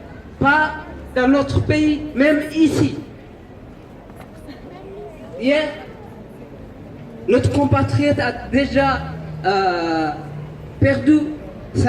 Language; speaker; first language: French; non-native, learner; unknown